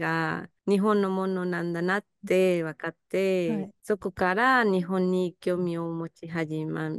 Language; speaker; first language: Japanese; non-native, learner; Spanish